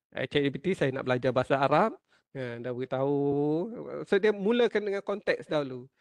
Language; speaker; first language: Malay; native; Malay